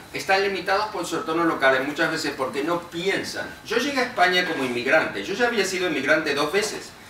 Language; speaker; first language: Spanish; native; Spanish